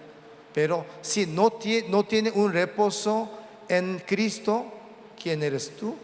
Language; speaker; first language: Spanish; non-native, learner; Korean